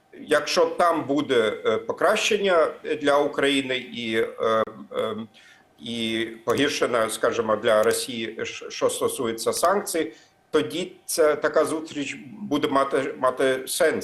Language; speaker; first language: Ukrainian; non-native, fluent; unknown